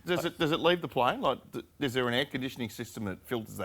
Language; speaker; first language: English; native; English